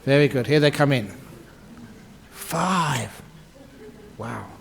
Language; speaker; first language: English; native; English